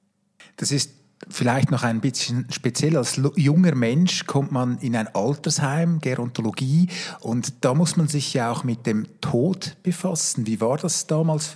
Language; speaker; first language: German; native; German